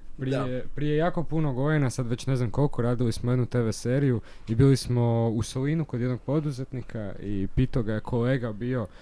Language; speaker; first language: Croatian; native; Croatian